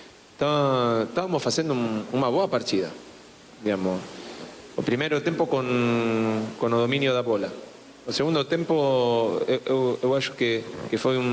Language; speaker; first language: Portuguese; non-native, learner; Spanish